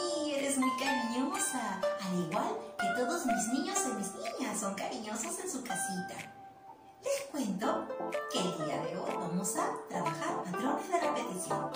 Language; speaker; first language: Spanish; native; Spanish